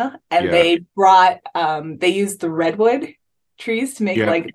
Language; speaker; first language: English; native; English